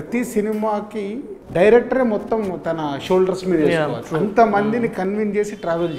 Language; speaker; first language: Telugu; native; Telugu